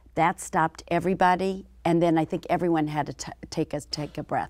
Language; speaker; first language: English; native; English